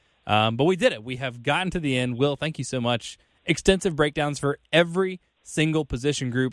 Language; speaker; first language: English; native; English